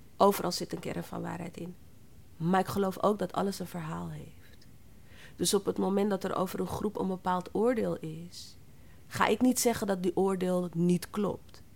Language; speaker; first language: Dutch; native; Dutch